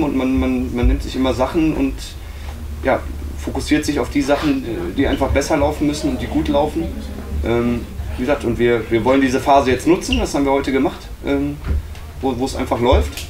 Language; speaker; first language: German; native; German